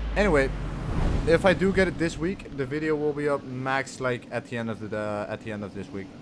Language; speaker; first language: English; non-native, fluent; Dutch